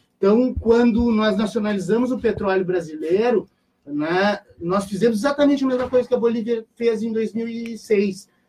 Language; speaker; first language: Portuguese; native; Portuguese